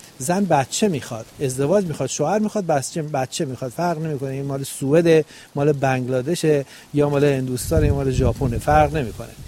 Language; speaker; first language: Persian; native; Persian